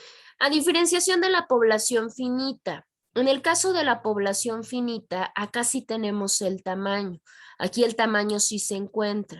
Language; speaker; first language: Spanish; native; Spanish